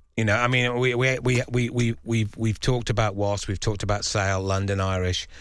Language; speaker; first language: English; native; English